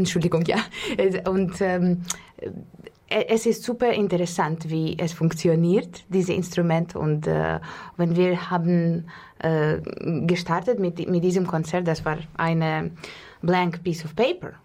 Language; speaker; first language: German; non-native, fluent; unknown